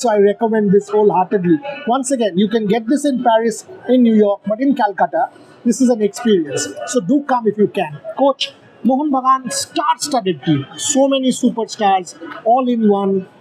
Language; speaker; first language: English; non-native, local second language; Bangla